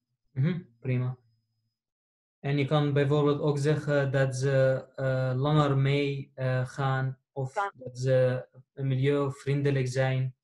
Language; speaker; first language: Dutch; non-native, fluent; Arabic